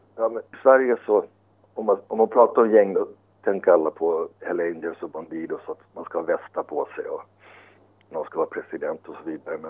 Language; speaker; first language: Swedish; early bilingual, other home language; Finnish